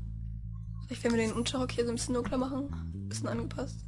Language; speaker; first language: German; native; German